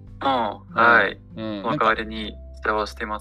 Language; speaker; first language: Japanese; non-native, learner; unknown